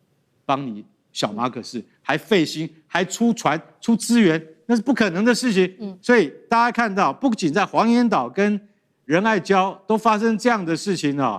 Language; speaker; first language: Chinese; native; Chinese